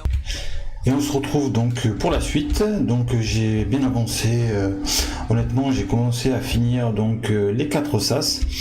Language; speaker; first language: French; native; French